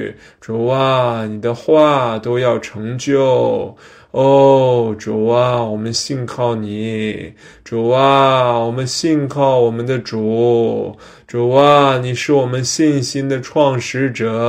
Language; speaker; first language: Chinese; native; Chinese